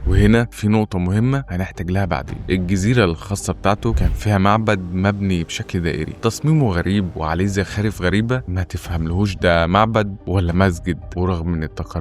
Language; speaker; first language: Arabic; native; Arabic